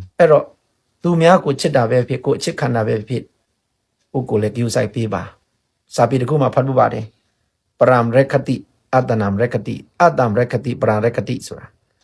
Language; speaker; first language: Burmese; non-native, local second language; Pa'o Karen